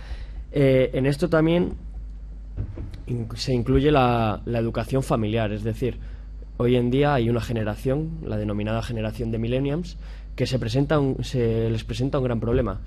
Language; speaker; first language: Spanish; native; Spanish